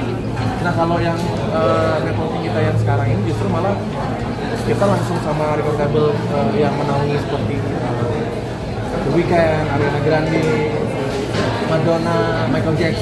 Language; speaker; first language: Indonesian; native; Indonesian